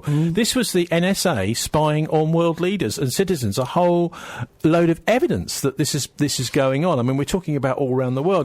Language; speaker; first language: English; native; English